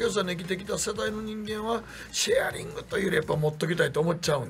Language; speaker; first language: Japanese; native; Japanese